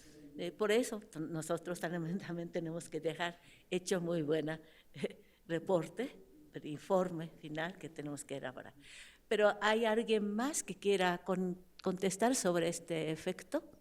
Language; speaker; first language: Spanish; non-native, fluent; Japanese